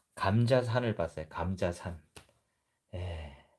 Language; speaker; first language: Korean; native; Korean